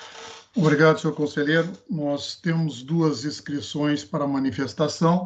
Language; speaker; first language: Portuguese; native; Portuguese